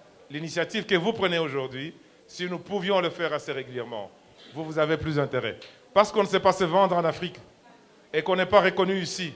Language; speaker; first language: French; non-native, local second language; Lingala